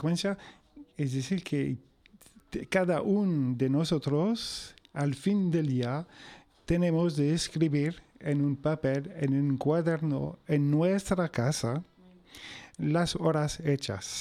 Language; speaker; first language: Spanish; non-native, fluent; French